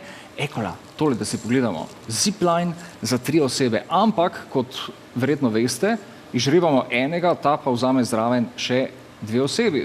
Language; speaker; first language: Slovenian; native; Slovenian